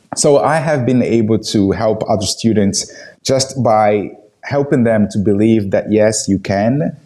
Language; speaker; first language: English; non-native, fluent; Portuguese